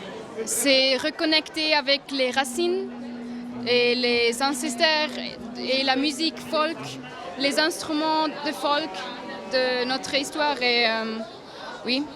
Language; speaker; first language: French; non-native, local second language; German